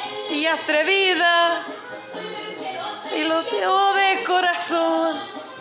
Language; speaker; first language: Spanish; early bilingual, heritage; Spanish